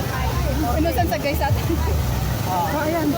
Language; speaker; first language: Filipino; non-native, local second language; Cebuano